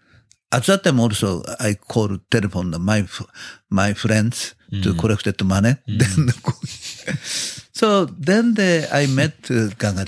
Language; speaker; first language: English; non-native, learner; Japanese